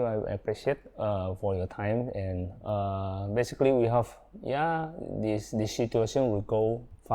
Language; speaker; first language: English; non-native, learner; Indonesian